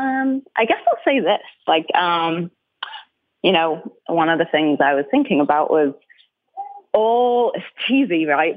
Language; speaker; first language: English; native; English